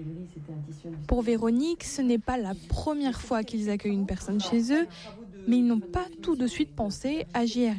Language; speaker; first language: French; native; French